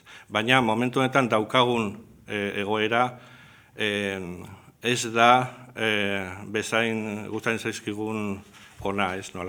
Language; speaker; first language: Basque; non-native, local second language; Spanish